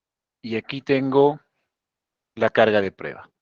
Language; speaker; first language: Spanish; native; Spanish